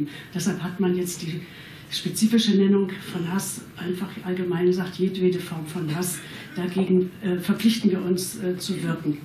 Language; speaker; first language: German; native; German